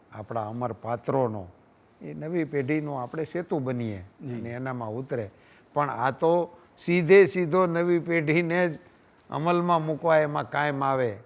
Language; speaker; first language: Gujarati; native; Gujarati